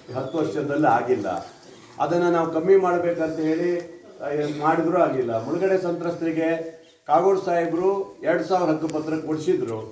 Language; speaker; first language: Kannada; native; Kannada